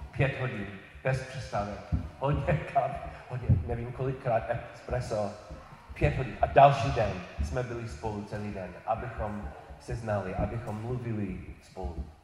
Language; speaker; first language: Czech; non-native, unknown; English